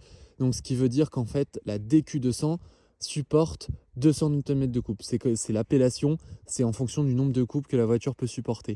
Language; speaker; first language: French; native; French